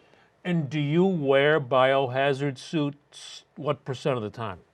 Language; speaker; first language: English; native; English